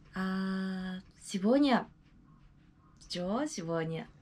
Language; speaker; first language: Russian; non-native, learner; Japanese